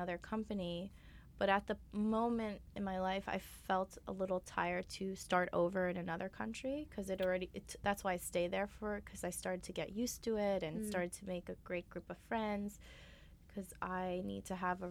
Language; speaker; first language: English; native; English